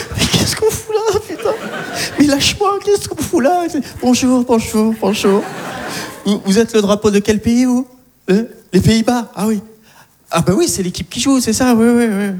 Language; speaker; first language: French; non-native, local second language; Arabic